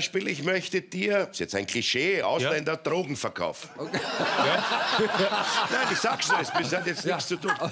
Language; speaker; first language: German; native; German